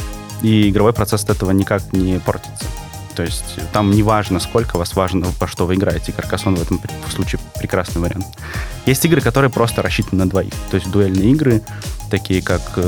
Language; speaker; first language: Russian; native; Russian